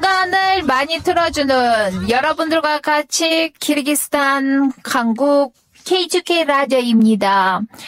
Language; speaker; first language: Korean; non-native, fluent; Kyrgyz